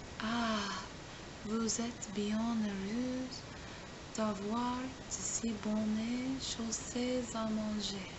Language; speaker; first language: French; non-native, learner; English